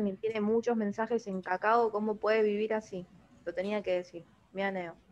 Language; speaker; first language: Spanish; native; Spanish